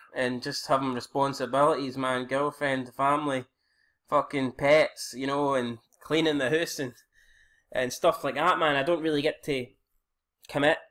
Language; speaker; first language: English; native; English